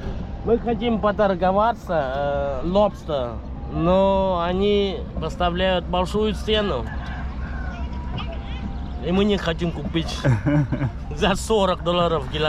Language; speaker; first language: Russian; non-native, fluent; Khmer